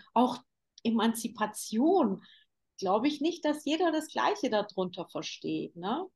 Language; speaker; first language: German; native; German